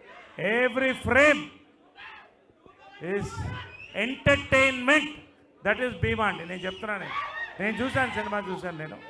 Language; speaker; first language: Telugu; native; Telugu